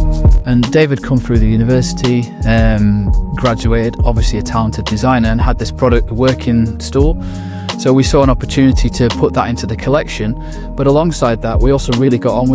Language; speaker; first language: English; native; English